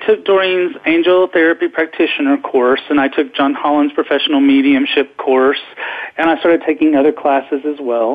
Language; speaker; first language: English; native; English